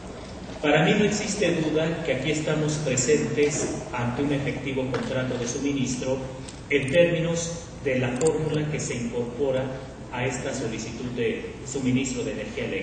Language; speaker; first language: Spanish; native; Spanish